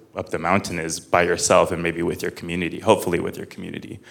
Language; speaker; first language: English; native; English